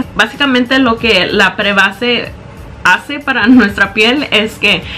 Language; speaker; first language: Spanish; early bilingual, heritage; Spanish